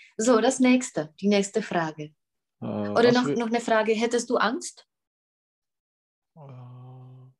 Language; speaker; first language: German; non-native, fluent; Czech